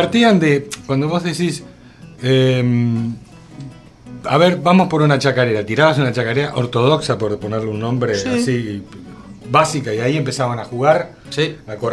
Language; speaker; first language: Spanish; native; Spanish